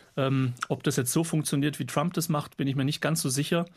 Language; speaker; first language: German; native; German